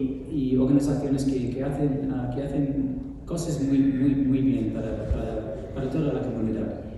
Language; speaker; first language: Spanish; non-native, fluent; English